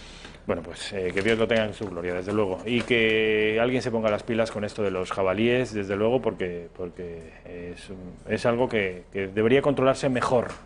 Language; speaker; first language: Spanish; native; Spanish